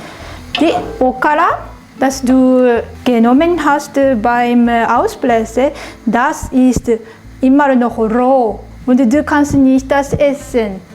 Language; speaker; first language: German; non-native, learner; Japanese